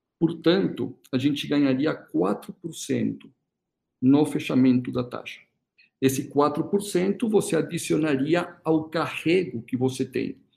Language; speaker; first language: Portuguese; early bilingual, other home language; Spanish